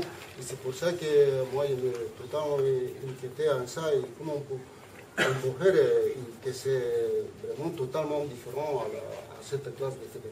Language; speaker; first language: French; non-native, learner; Spanish